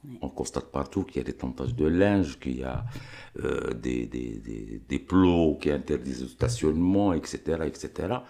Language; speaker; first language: French; non-native, local second language; Arabic